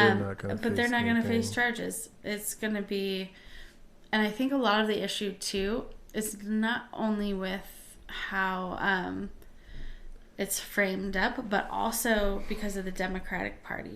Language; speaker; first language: English; native; English